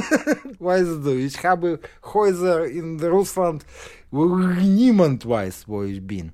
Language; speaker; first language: German; non-native, learner; Russian